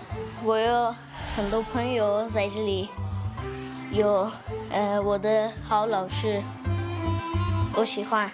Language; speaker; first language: Chinese; early bilingual, other home language; Arabic